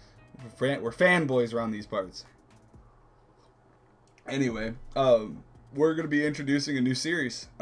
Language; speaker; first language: English; native; English